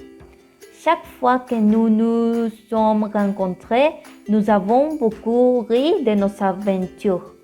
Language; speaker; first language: French; non-native, learner; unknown